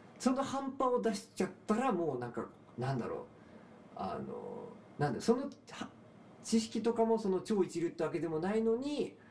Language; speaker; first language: Japanese; native; Japanese